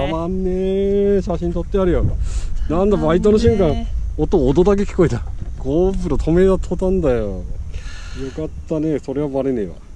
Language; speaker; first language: Japanese; native; Japanese